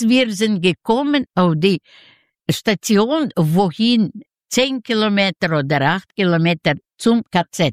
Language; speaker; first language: German; non-native, learner; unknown